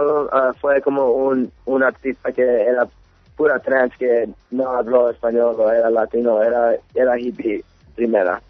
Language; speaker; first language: Spanish; early bilingual, heritage; English